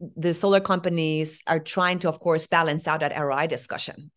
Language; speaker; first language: English; non-native, fluent; German